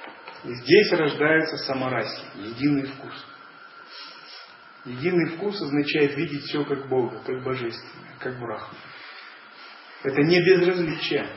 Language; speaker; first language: Russian; native; Russian